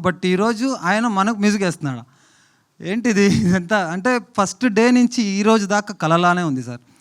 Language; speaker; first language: Telugu; non-native, fluent; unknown